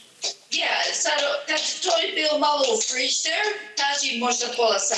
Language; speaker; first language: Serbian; early bilingual, heritage; Serbian